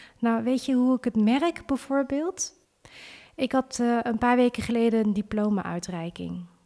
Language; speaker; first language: Dutch; early bilingual, other home language; Vietnamese